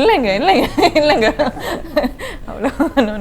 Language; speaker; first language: Tamil; non-native, learner; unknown